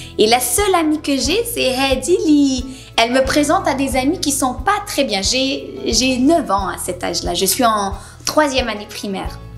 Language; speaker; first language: French; native; French